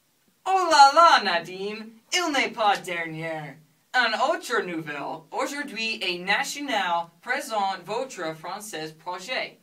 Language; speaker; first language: French; non-native, learner; English